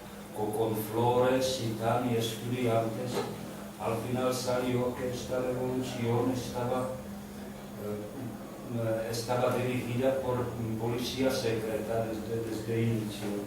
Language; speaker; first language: Spanish; non-native, learner; Czech